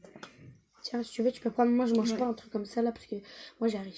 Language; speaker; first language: French; native; French